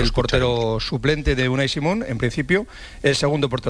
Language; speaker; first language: Spanish; native; Spanish